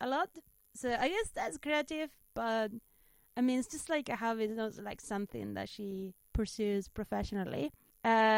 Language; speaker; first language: English; non-native, fluent; Spanish